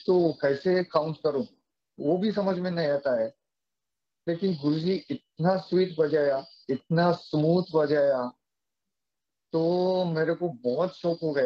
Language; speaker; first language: Hindi; non-native, fluent; Japanese